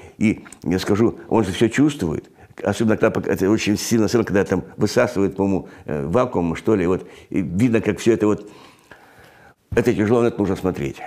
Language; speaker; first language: Russian; native; Russian